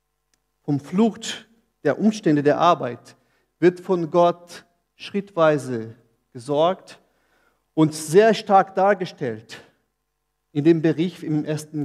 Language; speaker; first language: German; non-native, fluent; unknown